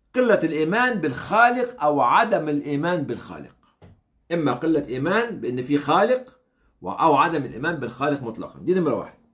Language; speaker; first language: Arabic; native; Arabic